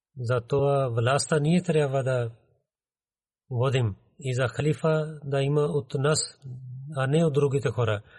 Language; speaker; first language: Bulgarian; non-native, fluent; Urdu